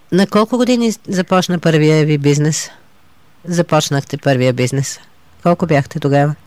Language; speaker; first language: Bulgarian; native; Bulgarian